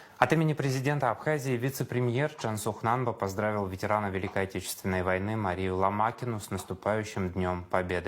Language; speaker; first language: Russian; native; Russian